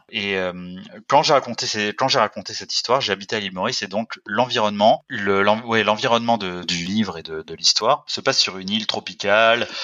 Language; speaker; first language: French; native; French